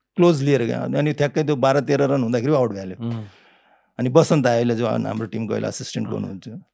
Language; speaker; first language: Nepali; early bilingual, heritage; Nepali